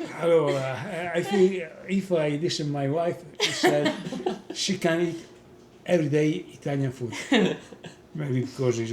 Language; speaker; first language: English; non-native, learner; Italian